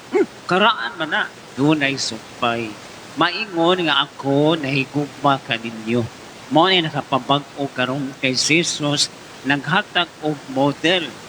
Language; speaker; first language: Cebuano; native; Cebuano